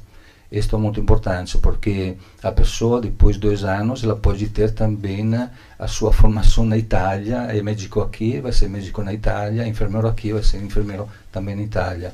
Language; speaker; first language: Portuguese; non-native, learner; Italian